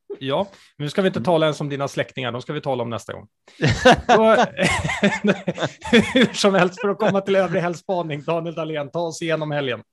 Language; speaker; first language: Swedish; native; Swedish